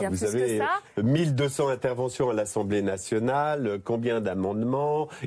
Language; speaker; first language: French; native; French